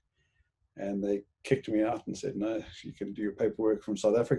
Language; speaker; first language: English; native; English